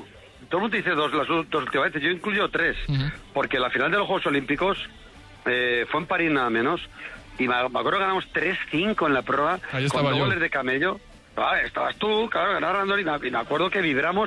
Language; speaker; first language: Spanish; native; Spanish